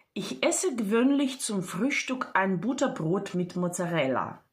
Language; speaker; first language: German; non-native, fluent; Ukrainian